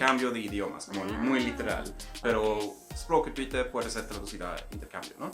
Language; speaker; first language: Spanish; non-native, fluent; Swedish